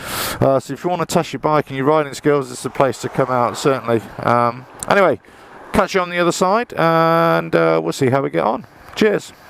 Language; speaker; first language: English; native; English